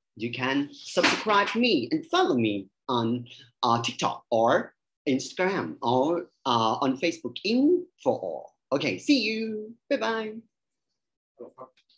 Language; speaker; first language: English; non-native, fluent; Thai